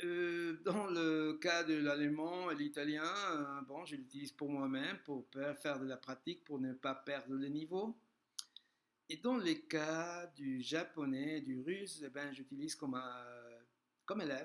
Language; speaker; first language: French; non-native, fluent; Spanish